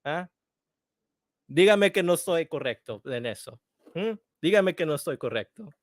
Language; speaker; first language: Spanish; early bilingual, heritage; Spanish